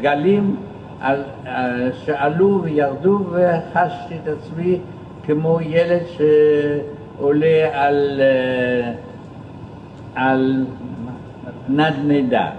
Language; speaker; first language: Hebrew; non-native, fluent; German